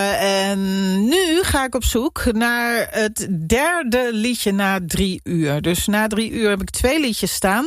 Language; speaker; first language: Dutch; native; Dutch